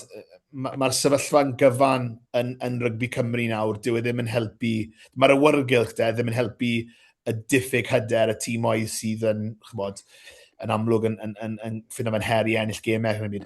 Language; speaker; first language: Welsh; native; Welsh